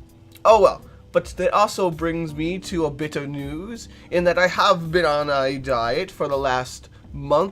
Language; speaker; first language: English; native; English